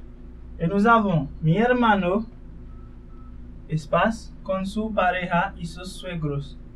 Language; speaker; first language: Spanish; non-native, fluent; Haitian Creole